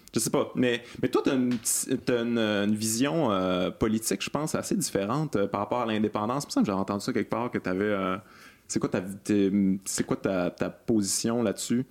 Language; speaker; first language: French; native; French